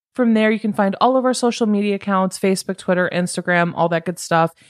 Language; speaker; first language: English; native; English